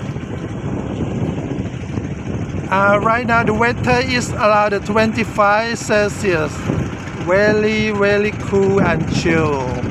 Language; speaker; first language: English; non-native, learner; Thai